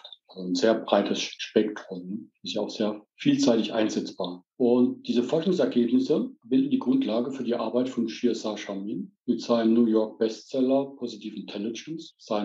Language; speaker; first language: German; native; German